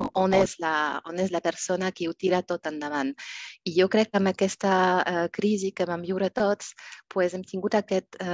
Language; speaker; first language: Catalan; non-native, fluent; French